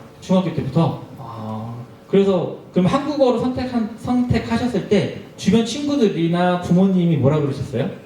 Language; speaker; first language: Korean; native; Korean